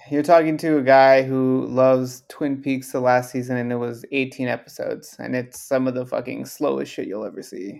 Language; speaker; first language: English; early bilingual, other home language; Spanish